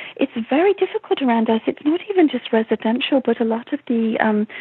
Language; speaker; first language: English; native; English